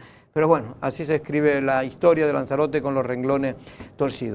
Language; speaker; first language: Spanish; native; Spanish